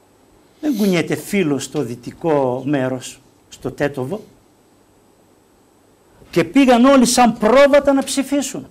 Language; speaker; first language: Greek; native; Greek